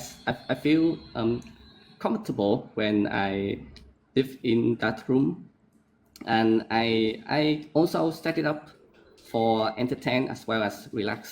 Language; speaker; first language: English; non-native, learner; Vietnamese